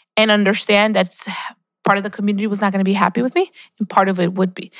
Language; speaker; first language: English; early bilingual, other home language; Spanish